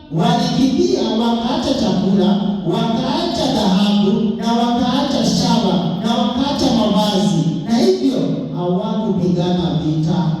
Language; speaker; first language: Swahili; non-native, local second language; Luo (Kenya and Tanzania)